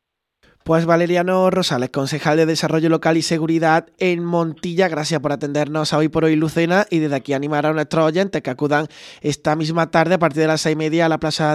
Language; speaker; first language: Spanish; native; Spanish